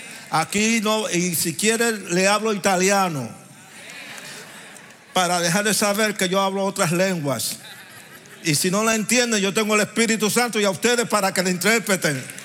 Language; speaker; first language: Spanish; native; Spanish